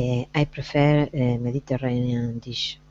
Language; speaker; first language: English; non-native, learner; Spanish